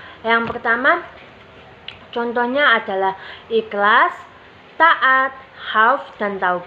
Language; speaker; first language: Indonesian; native; Indonesian